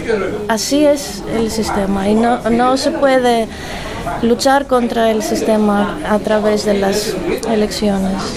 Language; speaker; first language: Spanish; non-native, fluent; Greek